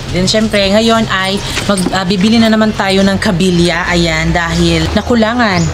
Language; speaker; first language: Filipino; non-native, local second language; Cebuano